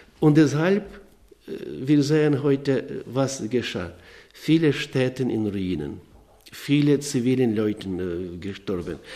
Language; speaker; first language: German; non-native, learner; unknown